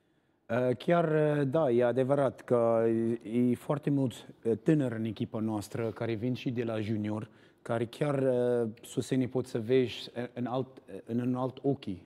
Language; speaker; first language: Romanian; non-native, learner; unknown